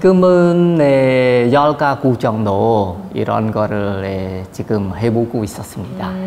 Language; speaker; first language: Korean; non-native, fluent; Khmer